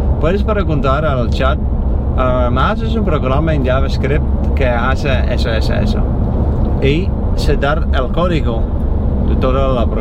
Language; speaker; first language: Spanish; non-native, learner; English